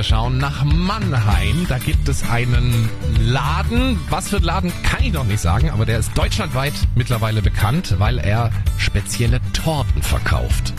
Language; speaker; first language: German; native; German